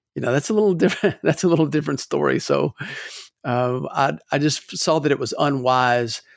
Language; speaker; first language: English; native; English